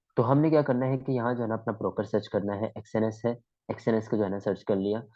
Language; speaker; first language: Urdu; non-native, local second language; Punjabi